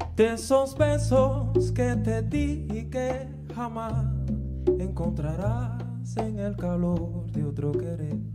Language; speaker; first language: Spanish; native; Spanish